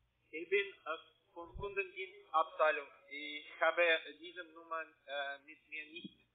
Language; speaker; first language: German; non-native, learner; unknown